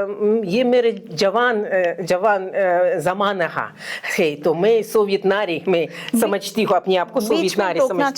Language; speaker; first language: Hindi; non-native, fluent; Russian